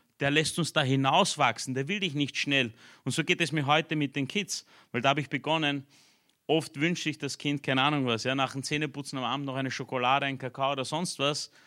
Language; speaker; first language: German; early bilingual, other home language; Romanian